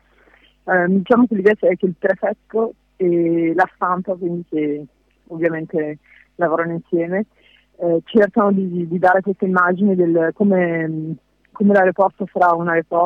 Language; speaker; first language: Italian; non-native, fluent; French